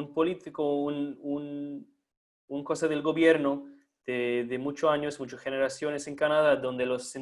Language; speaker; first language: Spanish; non-native, fluent; English